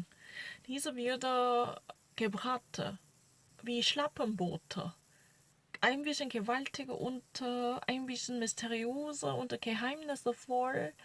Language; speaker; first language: German; non-native, learner; Korean